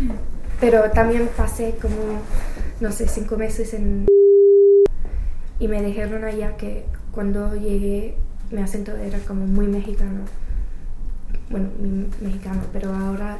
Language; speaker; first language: Spanish; non-native, learner; English